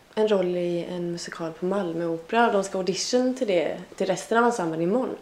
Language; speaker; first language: Swedish; native; Swedish